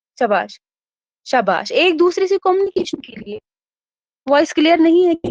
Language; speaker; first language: Urdu; non-native, local second language; Kashmiri